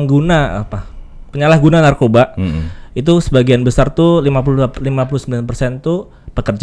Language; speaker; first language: Indonesian; native; Indonesian